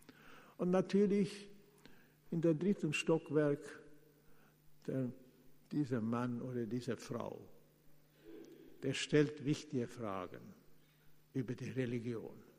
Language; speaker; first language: German; non-native, fluent; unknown